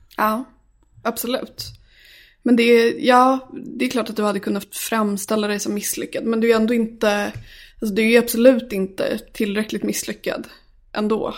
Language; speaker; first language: Swedish; native; Swedish